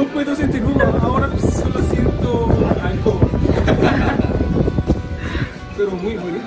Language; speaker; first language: Spanish; non-native, learner; Korean